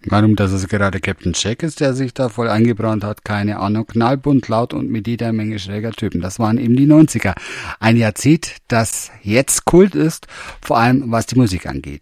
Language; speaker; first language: German; native; German